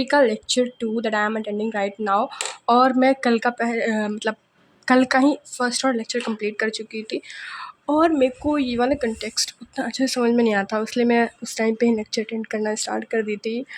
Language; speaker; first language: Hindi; native; Hindi